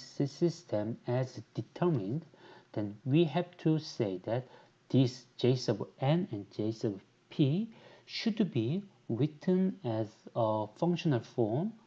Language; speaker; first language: English; non-native, fluent; Korean